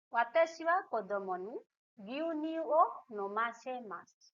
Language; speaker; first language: Japanese; non-native, fluent; Hindi